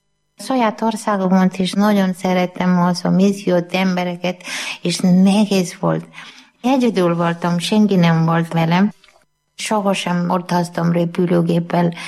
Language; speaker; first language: Hungarian; non-native, learner; Malayalam